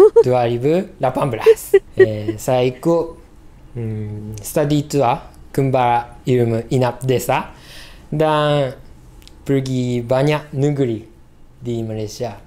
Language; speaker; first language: Indonesian; non-native, learner; Japanese